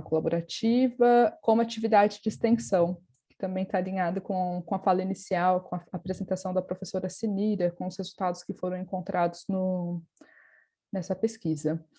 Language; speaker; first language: Portuguese; native; Portuguese